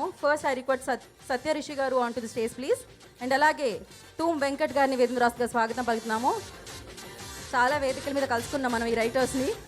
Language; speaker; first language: Telugu; native; Telugu